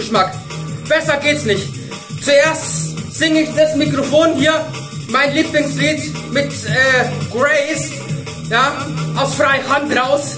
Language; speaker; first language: German; native; German